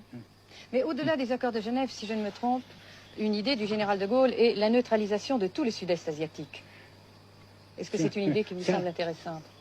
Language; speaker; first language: French; native; French